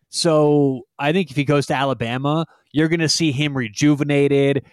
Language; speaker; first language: English; native; English